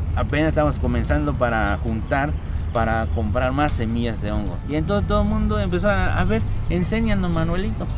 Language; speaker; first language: Spanish; non-native, local second language; Tzotzil